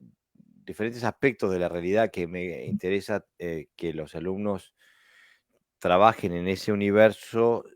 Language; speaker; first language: Spanish; native; Spanish